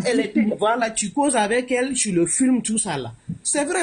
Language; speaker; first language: French; non-native, local second language; Bambara